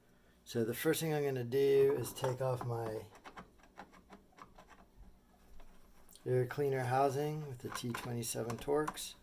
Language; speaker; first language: English; native; English